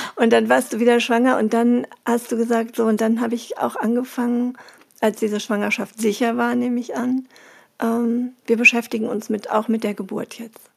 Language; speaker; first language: German; non-native, fluent; French